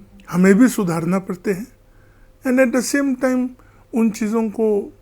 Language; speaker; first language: Hindi; non-native, local second language; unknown